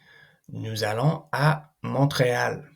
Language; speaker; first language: French; non-native, fluent; English